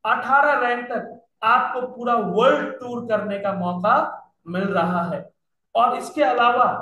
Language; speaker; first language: Hindi; non-native, local second language; Nepali